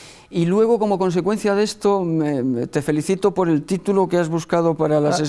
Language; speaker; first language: Spanish; native; Spanish